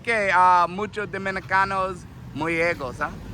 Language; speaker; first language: Spanish; non-native, learner; English